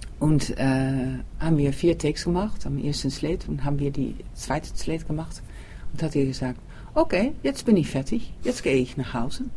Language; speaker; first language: German; non-native, learner; Dutch